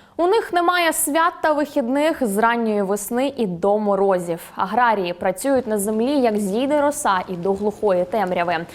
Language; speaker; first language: Ukrainian; native; Ukrainian